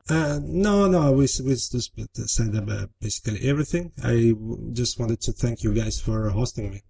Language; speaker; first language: English; non-native, fluent; Italian